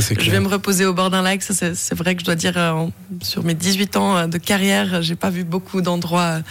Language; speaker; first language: French; native; French